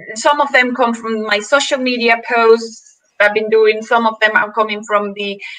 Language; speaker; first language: English; non-native, fluent; Spanish